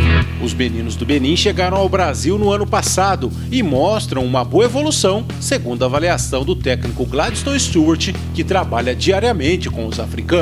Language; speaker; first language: Portuguese; native; Portuguese